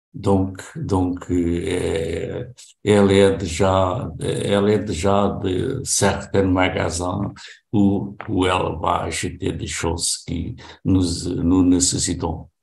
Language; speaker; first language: French; non-native, learner; Portuguese